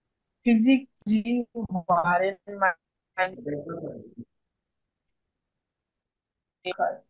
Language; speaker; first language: German; non-native, learner; Bangla